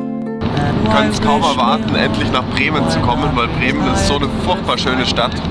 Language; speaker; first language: German; native; German